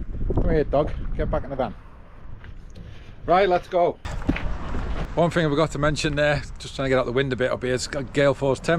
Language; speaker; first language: English; native; English